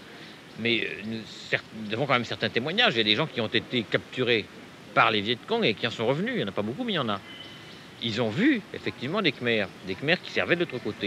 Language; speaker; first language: French; native; French